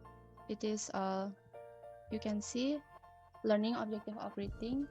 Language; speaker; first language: English; non-native, learner; Indonesian